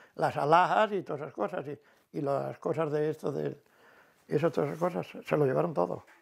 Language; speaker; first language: Spanish; native; Spanish